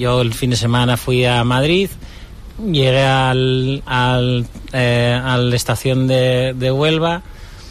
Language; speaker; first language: Spanish; non-native, fluent; Dutch